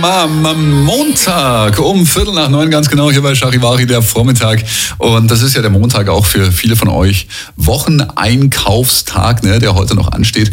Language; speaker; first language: German; native; German